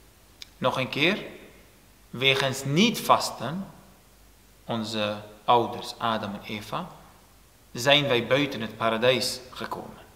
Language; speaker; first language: Dutch; non-native, fluent; Turoyo